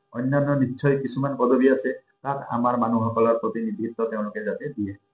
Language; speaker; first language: Assamese; non-native, local second language; Hindi